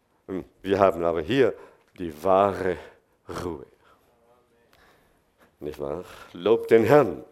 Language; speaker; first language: German; non-native, fluent; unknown